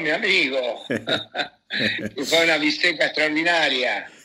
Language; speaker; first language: Italian; non-native, fluent; Spanish